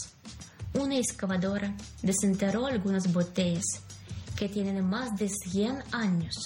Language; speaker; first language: Spanish; non-native, fluent; Ukrainian